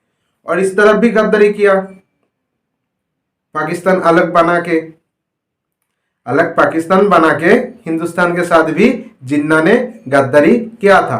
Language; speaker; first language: Hindi; non-native, local second language; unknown